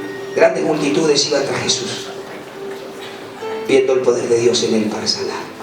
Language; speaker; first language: Spanish; native; Spanish